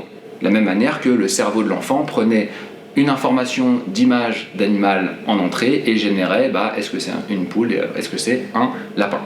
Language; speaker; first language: French; native; French